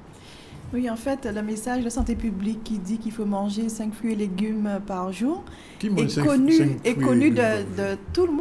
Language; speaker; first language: French; native; French